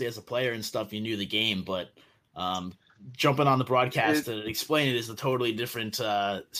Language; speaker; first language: English; native; English